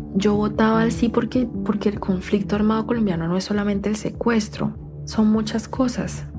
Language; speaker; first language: Spanish; native; Spanish